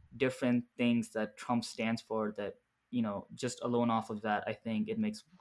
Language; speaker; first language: English; early bilingual, other home language; Arabic